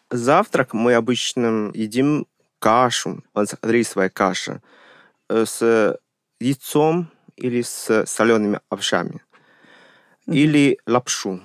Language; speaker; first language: Russian; non-native, fluent; Chinese